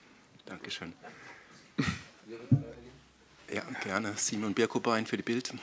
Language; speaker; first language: German; native; German